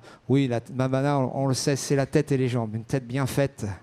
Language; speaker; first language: French; native; French